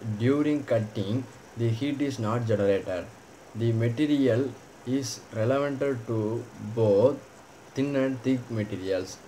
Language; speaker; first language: English; non-native, local second language; Tamil